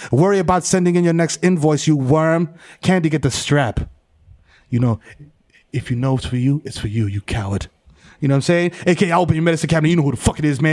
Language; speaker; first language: English; early bilingual, other home language; Spanish